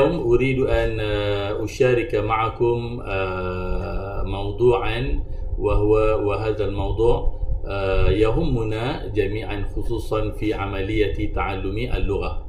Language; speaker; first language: Arabic; non-native, fluent; Malay